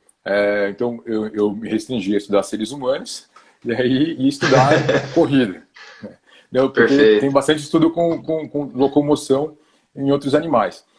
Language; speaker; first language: Portuguese; native; Portuguese